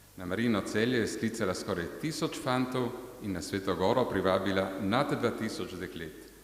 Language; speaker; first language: Slovenian; native; Slovenian